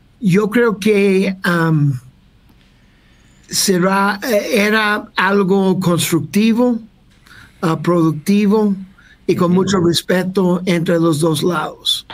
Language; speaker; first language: Spanish; non-native, fluent; English